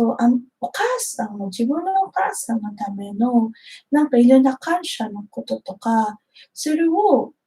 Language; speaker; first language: Japanese; non-native, fluent; Filipino